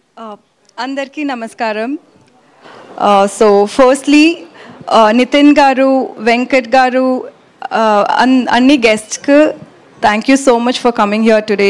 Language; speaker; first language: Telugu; non-native, learner; Tamil